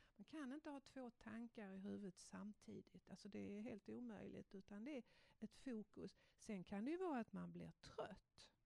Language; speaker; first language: Swedish; native; Swedish